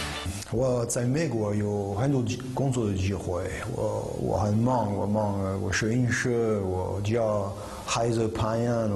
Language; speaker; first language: Chinese; non-native, learner; French